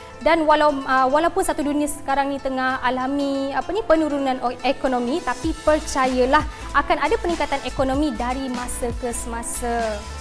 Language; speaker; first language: Malay; native; Malay